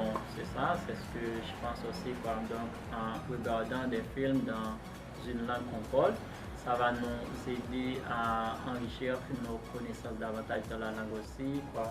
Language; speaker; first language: French; non-native, local second language; Haitian Creole